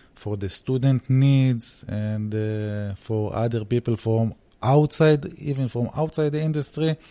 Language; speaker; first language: English; early bilingual, heritage; Hebrew